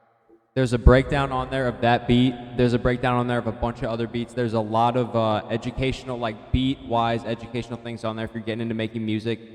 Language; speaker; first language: English; native; English